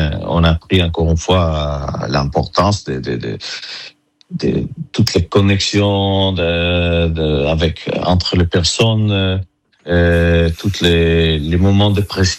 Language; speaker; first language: French; non-native, fluent; Italian